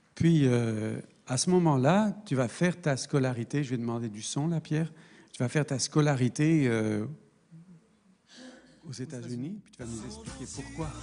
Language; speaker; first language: French; native; French